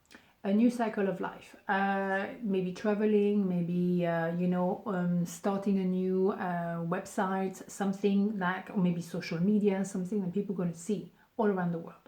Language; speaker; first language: English; non-native, fluent; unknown